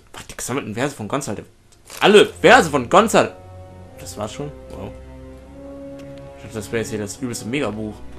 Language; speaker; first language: German; native; German